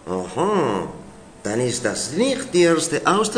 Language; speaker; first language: German; non-native, learner; Spanish